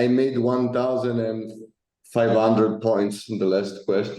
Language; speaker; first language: English; non-native, learner; Italian